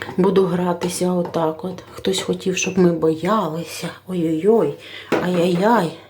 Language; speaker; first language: Ukrainian; non-native, local second language; Russian